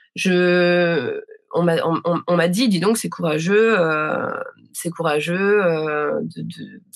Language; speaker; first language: French; native; French